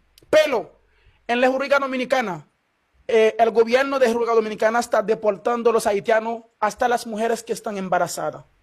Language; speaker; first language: Spanish; non-native, fluent; Haitian Creole